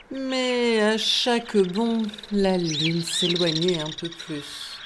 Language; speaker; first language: French; native; French